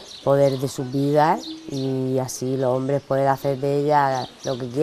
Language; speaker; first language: Spanish; native; Spanish